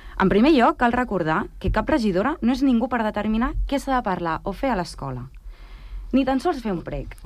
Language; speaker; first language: Catalan; native; Catalan